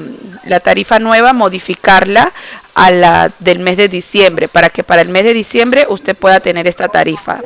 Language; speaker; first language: Spanish; native; Spanish